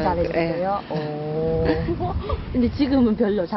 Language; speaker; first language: Korean; non-native, fluent; Vietnamese